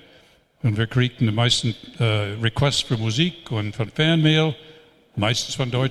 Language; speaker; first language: German; non-native, fluent; English